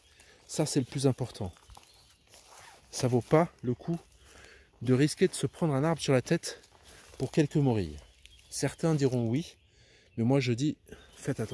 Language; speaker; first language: French; native; French